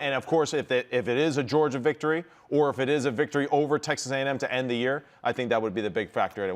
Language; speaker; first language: English; native; English